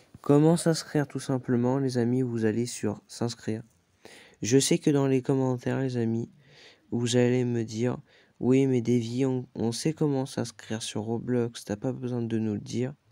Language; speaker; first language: French; native; French